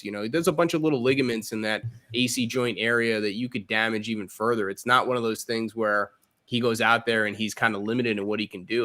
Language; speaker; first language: English; native; English